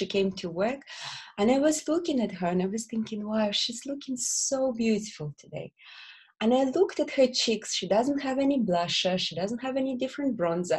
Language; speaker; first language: English; non-native, fluent; Russian